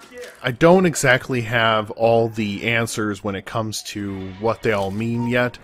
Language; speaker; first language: English; native; English